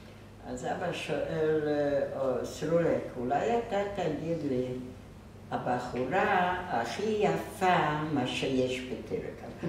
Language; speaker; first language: Hebrew; non-native, fluent; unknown